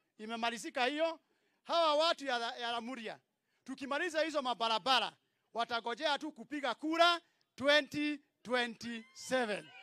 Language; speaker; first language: Swahili; non-native, local second language; Kikuyu